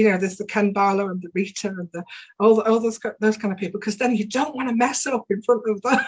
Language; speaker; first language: English; native; English